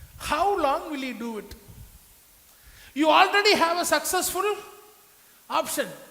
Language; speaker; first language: English; non-native, local second language; Tamil